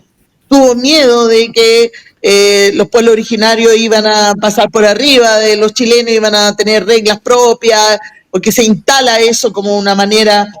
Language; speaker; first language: Spanish; native; Spanish